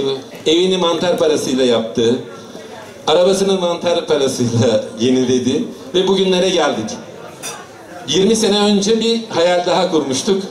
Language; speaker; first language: Turkish; native; Turkish